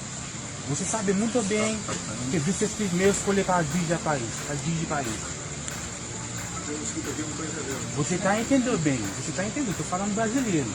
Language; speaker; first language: Portuguese; non-native, learner; Haitian Creole